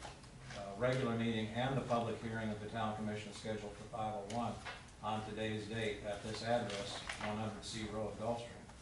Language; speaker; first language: English; native; English